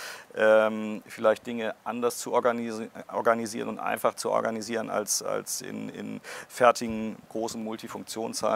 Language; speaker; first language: German; native; German